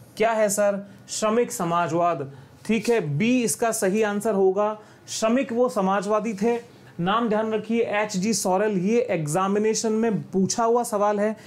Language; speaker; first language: Hindi; native; Hindi